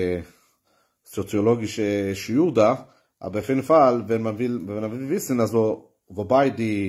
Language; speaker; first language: German; non-native, fluent; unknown